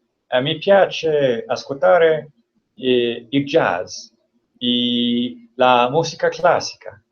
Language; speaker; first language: Italian; non-native, learner; English